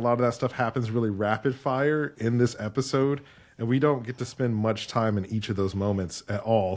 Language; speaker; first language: English; native; English